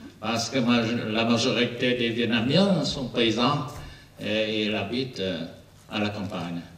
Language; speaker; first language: French; non-native, learner; Vietnamese